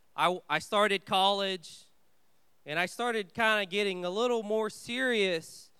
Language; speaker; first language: English; early bilingual, other home language; Vietnamese